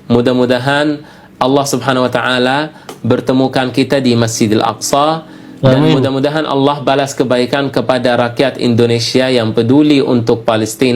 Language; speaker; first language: Indonesian; non-native, fluent; Arabic